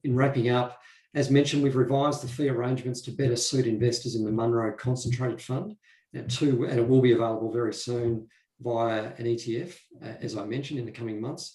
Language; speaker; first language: English; native; English